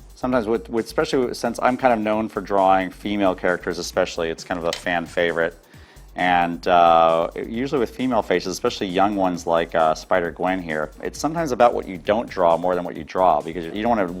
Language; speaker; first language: English; native; English